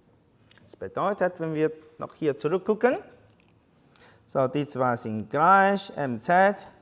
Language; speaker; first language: German; non-native, fluent; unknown